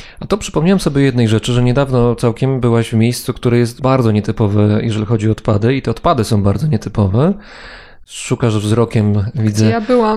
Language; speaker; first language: Polish; native; Polish